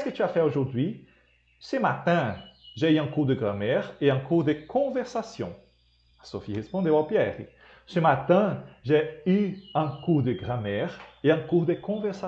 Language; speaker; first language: French; non-native, fluent; Portuguese